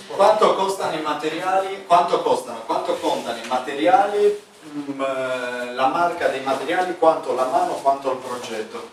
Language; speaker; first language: Italian; native; Italian